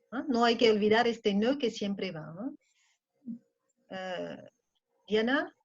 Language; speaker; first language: Spanish; non-native, fluent; French